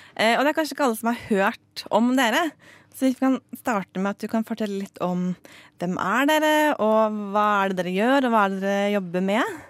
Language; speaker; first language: Norwegian; native; Norwegian